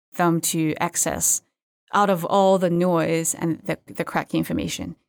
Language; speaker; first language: English; non-native, fluent; Chinese